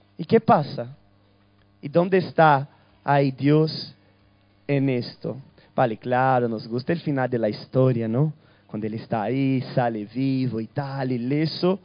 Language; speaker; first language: Spanish; early bilingual, other home language; Portuguese